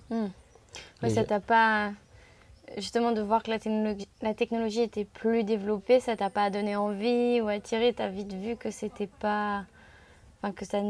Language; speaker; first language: French; native; French